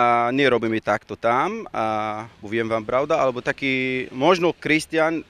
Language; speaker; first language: Slovak; non-native, learner; Arabic